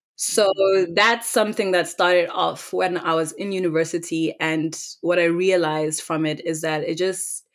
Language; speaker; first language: English; non-native, local second language; Tswana